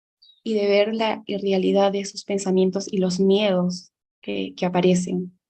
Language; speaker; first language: Spanish; native; Spanish